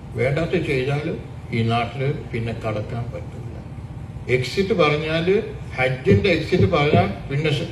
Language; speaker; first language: Malayalam; early bilingual, heritage; Malayalam